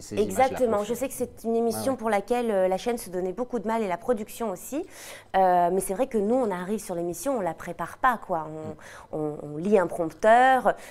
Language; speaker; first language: French; native; French